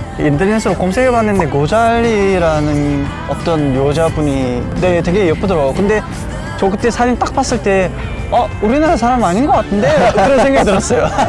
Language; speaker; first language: Korean; non-native, fluent; Uzbek